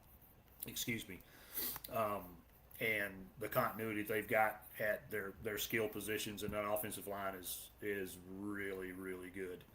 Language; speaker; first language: English; native; English